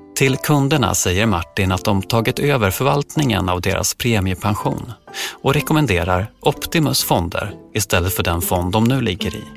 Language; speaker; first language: Swedish; native; Swedish